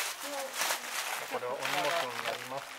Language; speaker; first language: Japanese; native; Japanese